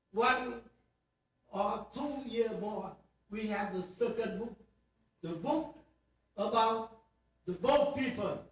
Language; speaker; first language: English; non-native, learner; Vietnamese